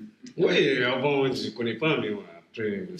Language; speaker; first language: French; non-native, learner; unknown